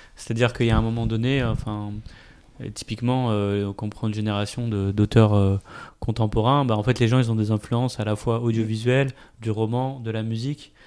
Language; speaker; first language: French; native; French